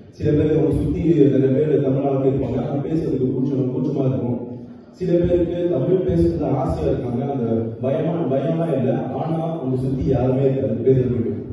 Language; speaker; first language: Tamil; early bilingual, heritage; Tamil